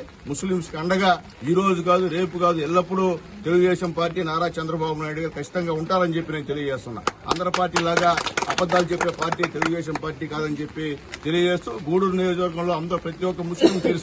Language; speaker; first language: Telugu; native; Telugu